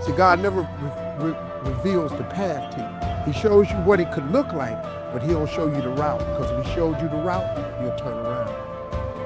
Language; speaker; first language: English; native; English